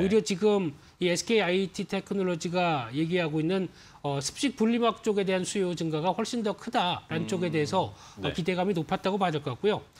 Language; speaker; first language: Korean; native; Korean